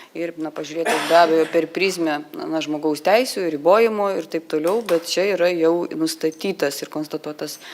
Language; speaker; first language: Lithuanian; non-native, local second language; Polish